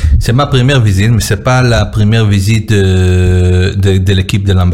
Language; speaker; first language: French; non-native, learner; Hebrew